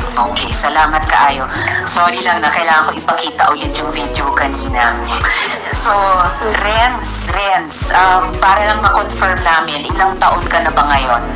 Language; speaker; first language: Filipino; native; Filipino